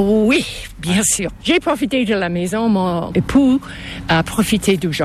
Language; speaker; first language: French; non-native, local second language; English